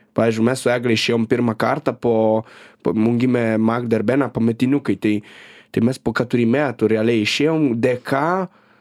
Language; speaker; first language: Lithuanian; non-native, fluent; Italian